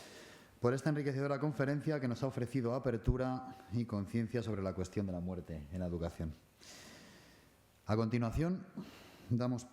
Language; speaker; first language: Spanish; native; Spanish